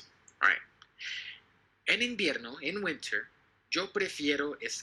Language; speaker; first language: Spanish; non-native, fluent; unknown